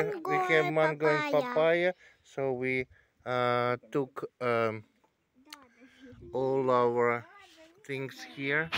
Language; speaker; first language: English; non-native, learner; Russian